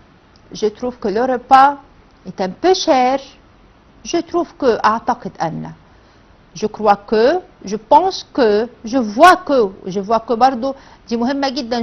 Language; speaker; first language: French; non-native, fluent; Arabic